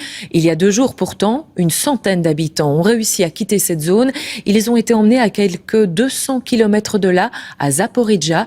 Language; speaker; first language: French; native; French